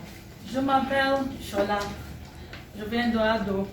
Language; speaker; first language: French; non-native, learner; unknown